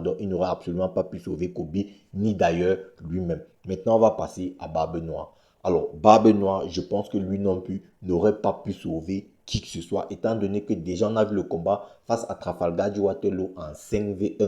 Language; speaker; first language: French; native; French